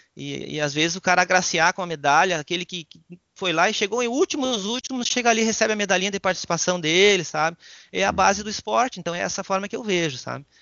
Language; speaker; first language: Portuguese; native; Portuguese